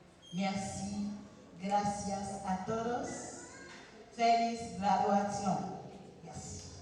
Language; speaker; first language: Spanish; non-native, learner; French